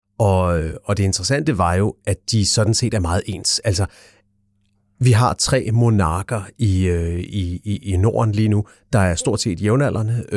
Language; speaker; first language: Danish; native; Danish